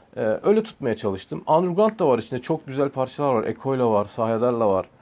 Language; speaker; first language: Turkish; early bilingual, heritage; Turkish